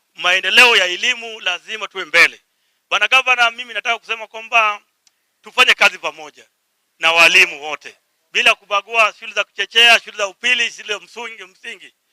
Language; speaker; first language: Swahili; native; Swahili